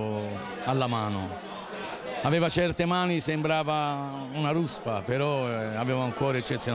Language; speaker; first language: Italian; native; Italian